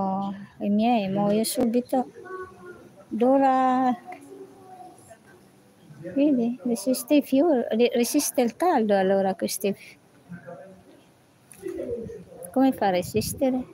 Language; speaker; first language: Italian; non-native, learner; Filipino